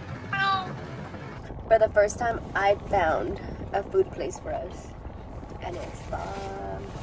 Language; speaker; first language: English; early bilingual, other home language; Spanish